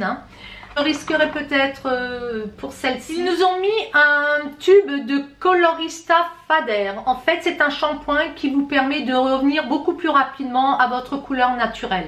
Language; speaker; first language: French; native; French